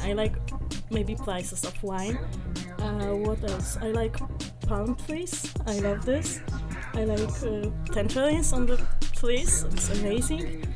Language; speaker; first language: English; non-native, learner; Polish